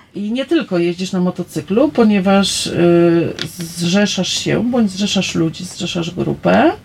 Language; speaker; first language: Polish; native; Polish